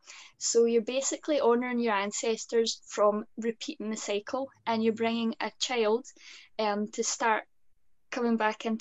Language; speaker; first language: English; native; English